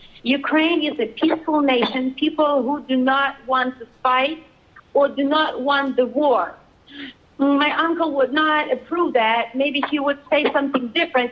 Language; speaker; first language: English; non-native, fluent; Ukrainian